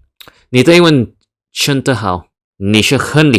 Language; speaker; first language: Chinese; non-native, learner; Indonesian